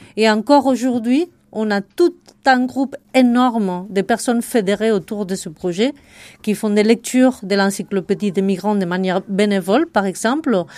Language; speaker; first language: French; non-native, fluent; Spanish